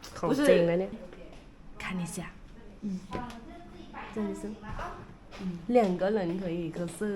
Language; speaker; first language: Chinese; non-native, learner; Thai